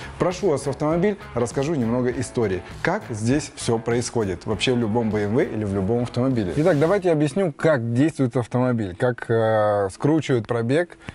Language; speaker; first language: Russian; native; Russian